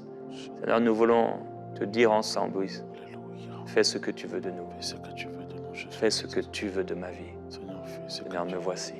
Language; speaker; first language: French; native; French